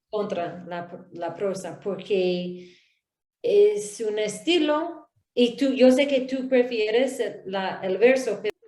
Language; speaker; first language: Spanish; non-native, learner; English